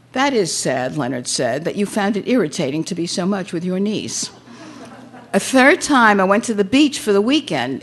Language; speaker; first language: English; native; English